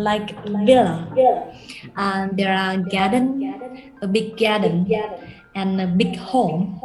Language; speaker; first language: English; non-native, learner; Vietnamese